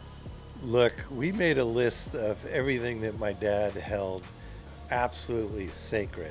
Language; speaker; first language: English; native; English